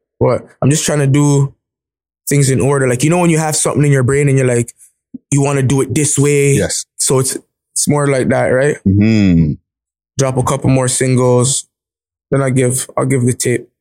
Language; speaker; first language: English; native; English